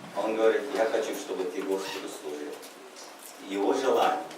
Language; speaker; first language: Russian; non-native, local second language; Uzbek